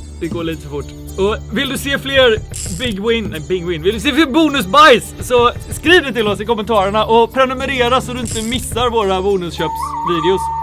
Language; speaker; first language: Swedish; native; Swedish